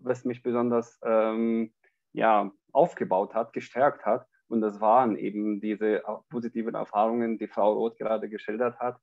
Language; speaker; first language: German; non-native, fluent; Arabic